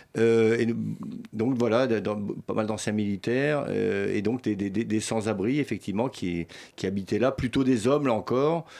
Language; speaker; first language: French; early bilingual, other home language; Swedish